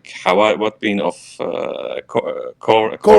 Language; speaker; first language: English; non-native, learner; Arabic